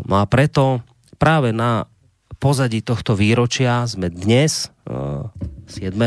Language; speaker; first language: Slovak; native; Slovak